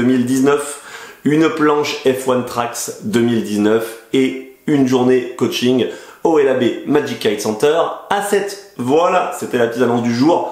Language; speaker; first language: French; native; French